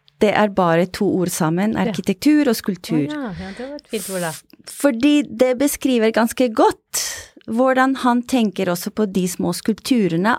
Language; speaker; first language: Norwegian; non-native, fluent; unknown